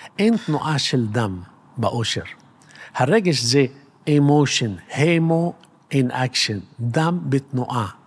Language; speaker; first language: Hebrew; native; Hebrew